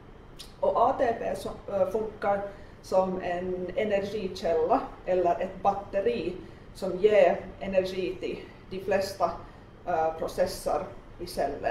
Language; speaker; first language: Swedish; non-native, local second language; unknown